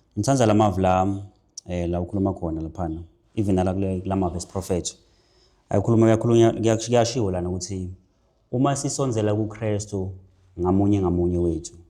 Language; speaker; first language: Zulu; non-native, local second language; Swati